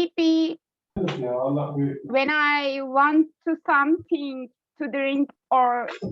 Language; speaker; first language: English; non-native, learner; Turkish